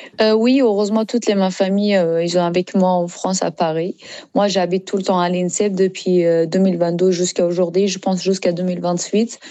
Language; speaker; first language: French; non-native, learner; Persian